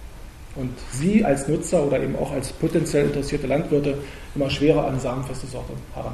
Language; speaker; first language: German; native; German